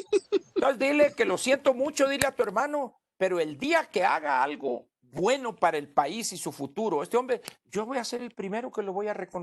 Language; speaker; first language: Spanish; native; Spanish